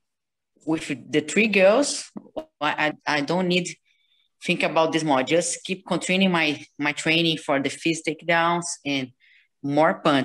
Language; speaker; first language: English; non-native, learner; Portuguese